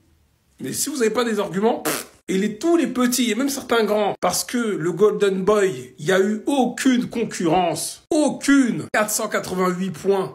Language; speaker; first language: French; native; French